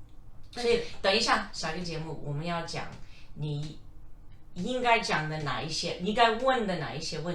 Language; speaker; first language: Chinese; non-native, fluent; English